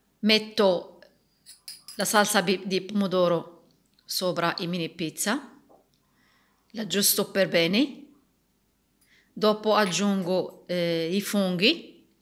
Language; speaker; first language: Italian; non-native, learner; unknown